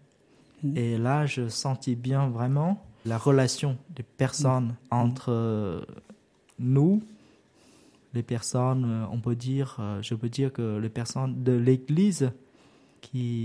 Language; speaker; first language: French; non-native, learner; Vietnamese